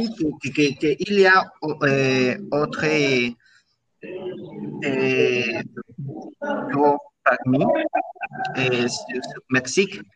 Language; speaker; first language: French; non-native, learner; Spanish